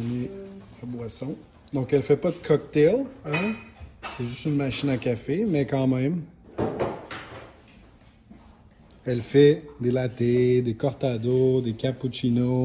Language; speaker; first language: French; native; French